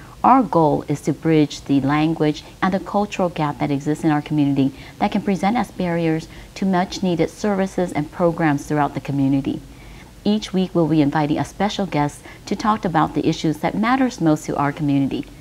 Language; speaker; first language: English; early bilingual, other home language; Vietnamese